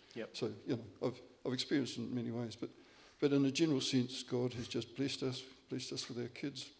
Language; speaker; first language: English; native; English